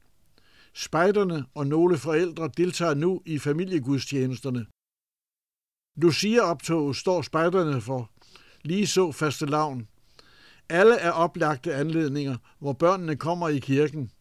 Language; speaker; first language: Danish; native; Danish